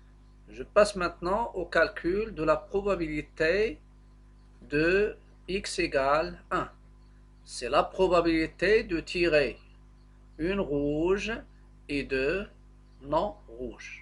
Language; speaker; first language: French; non-native, local second language; Arabic